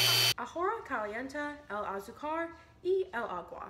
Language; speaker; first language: Spanish; non-native, learner; English